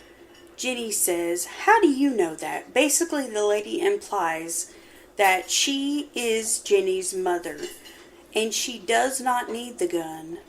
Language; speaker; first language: English; native; English